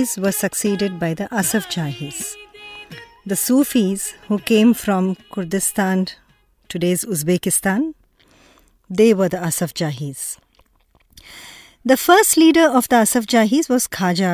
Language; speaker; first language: English; non-native, local second language; Telugu